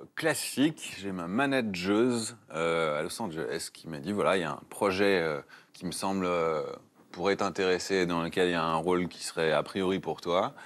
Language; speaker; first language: French; native; French